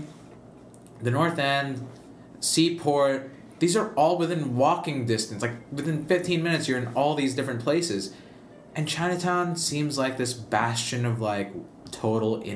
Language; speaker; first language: English; non-native, local second language; Filipino